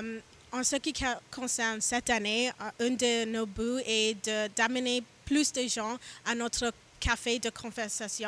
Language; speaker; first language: French; non-native, learner; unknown